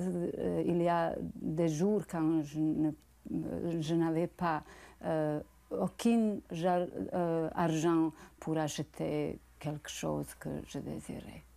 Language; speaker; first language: French; non-native, learner; Bosnian